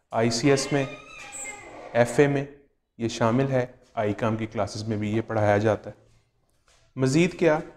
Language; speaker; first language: Urdu; non-native, local second language; Punjabi